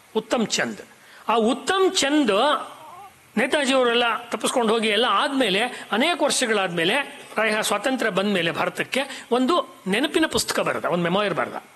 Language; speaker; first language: Kannada; native; Kannada